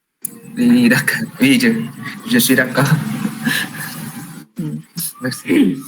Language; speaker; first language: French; non-native, learner; Vietnamese